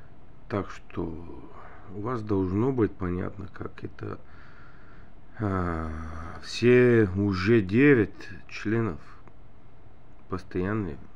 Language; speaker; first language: Russian; non-native, learner; Bulgarian